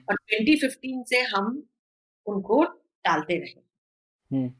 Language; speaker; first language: Hindi; non-native, local second language; Bangla